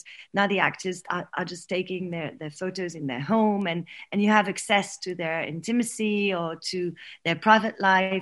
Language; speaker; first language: English; non-native, fluent; French